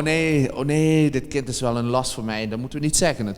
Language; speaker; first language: Dutch; native; Dutch